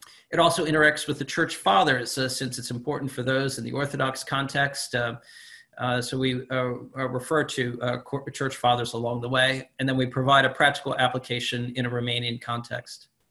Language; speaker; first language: English; native; English